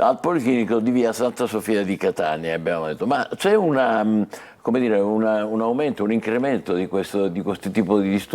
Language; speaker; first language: Italian; native; Italian